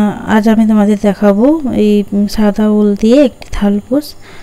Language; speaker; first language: Hindi; non-native, local second language; Bangla